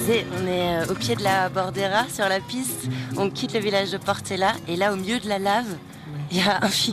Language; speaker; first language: French; native; French